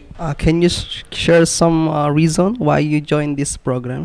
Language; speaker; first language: English; non-native, local second language; Filipino